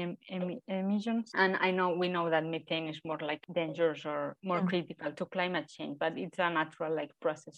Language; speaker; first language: English; non-native, fluent; Spanish